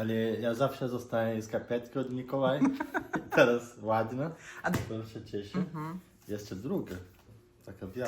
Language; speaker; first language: Polish; non-native, learner; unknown